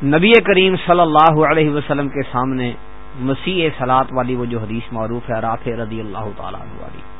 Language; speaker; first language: Urdu; non-native, local second language; Punjabi